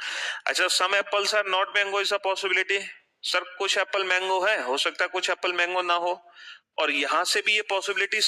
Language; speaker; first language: Hindi; native; Hindi